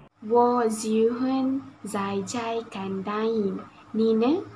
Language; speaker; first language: Chinese; non-native, learner; Malay